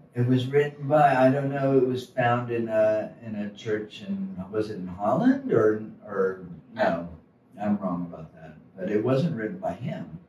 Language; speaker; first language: English; native; English